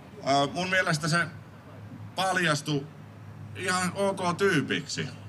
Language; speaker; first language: Finnish; native; Finnish